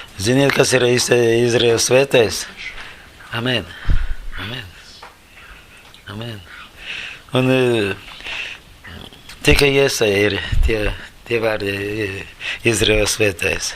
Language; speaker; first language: Latvian; non-native, learner; Russian